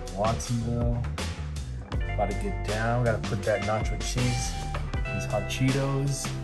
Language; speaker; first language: English; early bilingual, other home language; Spanish